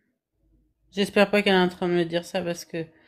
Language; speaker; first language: French; native; French